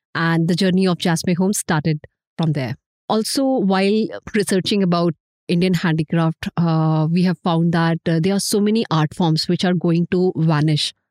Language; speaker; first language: English; non-native, local second language; Hindi